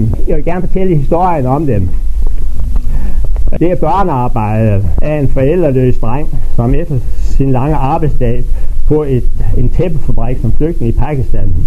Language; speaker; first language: Danish; native; Danish